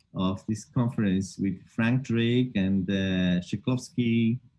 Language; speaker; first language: English; non-native, fluent; Armenian